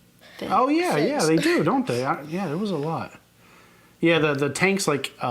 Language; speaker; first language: English; native; English